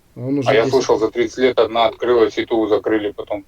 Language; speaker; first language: Russian; native; Russian